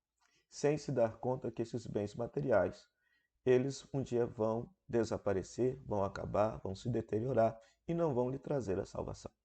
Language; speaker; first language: Portuguese; native; Portuguese